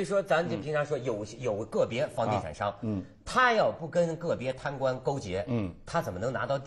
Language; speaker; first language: Chinese; native; Chinese